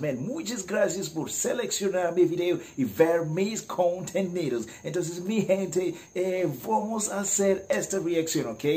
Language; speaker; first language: Spanish; non-native, learner; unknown